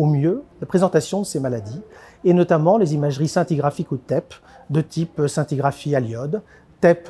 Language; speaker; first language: French; native; French